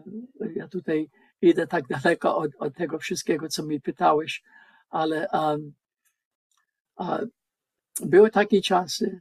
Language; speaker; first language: Polish; non-native, learner; English